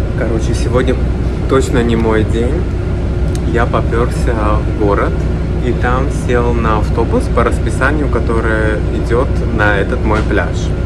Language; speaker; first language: Russian; native; Russian